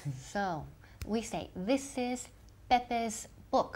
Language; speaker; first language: English; native; English